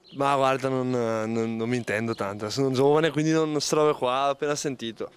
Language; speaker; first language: Italian; native; Italian